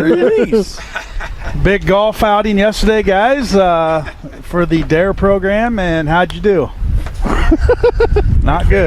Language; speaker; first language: English; native; English